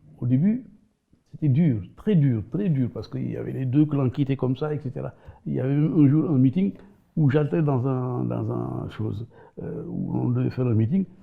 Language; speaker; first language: French; non-native, local second language; Wolof